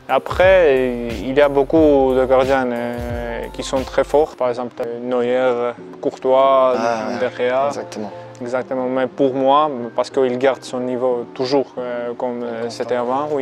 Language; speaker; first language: French; non-native, fluent; Armenian